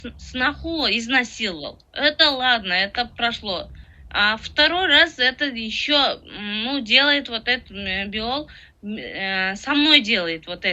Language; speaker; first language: Russian; non-native, learner; Tajik